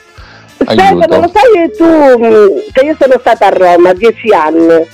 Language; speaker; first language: Italian; native; Italian